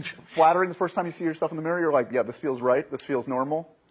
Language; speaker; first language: English; native; English